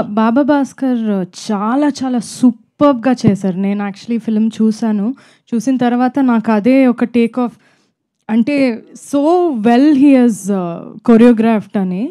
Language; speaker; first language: Telugu; non-native, fluent; Malayalam